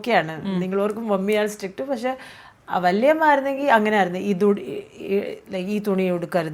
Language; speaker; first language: Malayalam; early bilingual, heritage; Malayalam